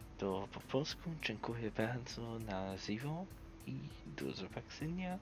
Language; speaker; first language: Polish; non-native, learner; English